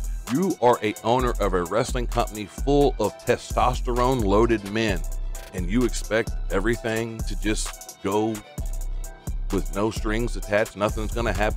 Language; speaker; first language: English; native; English